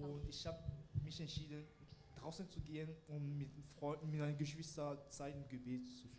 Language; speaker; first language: German; non-native, learner; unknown